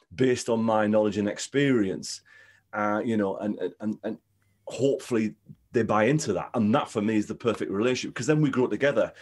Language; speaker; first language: English; native; English